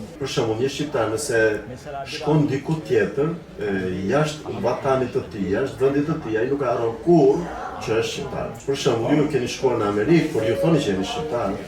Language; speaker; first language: Albanian; early bilingual, heritage; Albanian